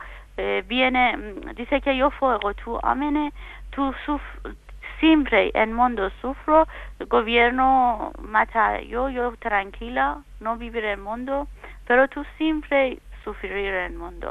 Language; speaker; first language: Spanish; non-native, learner; Persian